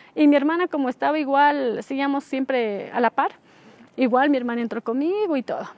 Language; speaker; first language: Spanish; native; Spanish